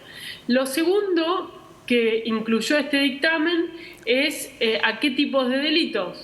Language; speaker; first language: Spanish; native; Spanish